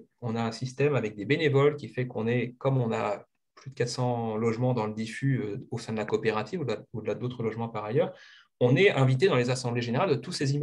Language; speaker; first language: French; native; French